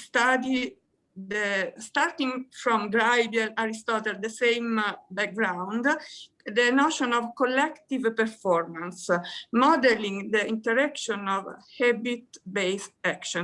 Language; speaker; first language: English; non-native, fluent; Italian